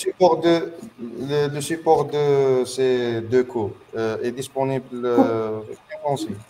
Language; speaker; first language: French; non-native, local second language; Arabic